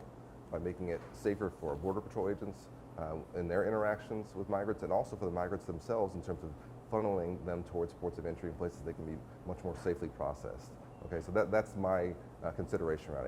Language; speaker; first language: English; native; English